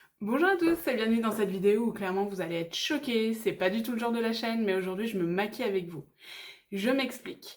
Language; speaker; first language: French; native; French